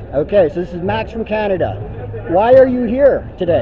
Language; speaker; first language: English; native; English